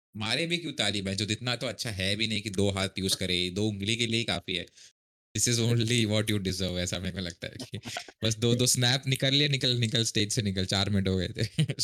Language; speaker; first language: Hindi; non-native, local second language; Marathi